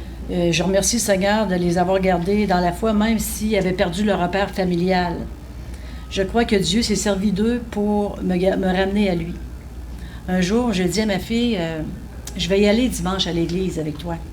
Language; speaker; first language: French; native; French